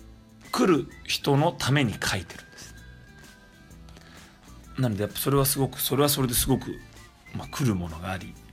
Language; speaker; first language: Japanese; native; Japanese